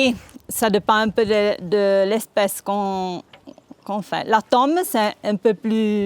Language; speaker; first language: French; non-native, local second language; Italian